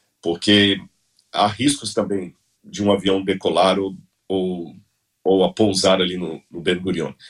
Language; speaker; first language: Portuguese; native; Portuguese